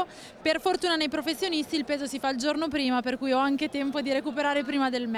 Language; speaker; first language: Italian; native; Italian